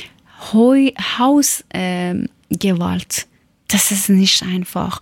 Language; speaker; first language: German; non-native, learner; Persian